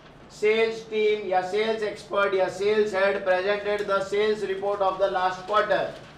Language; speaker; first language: English; non-native, local second language; Hindi